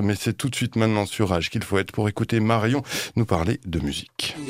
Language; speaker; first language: French; native; French